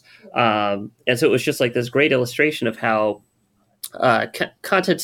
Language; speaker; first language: English; native; English